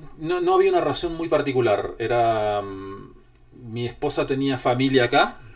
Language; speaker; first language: Spanish; native; Spanish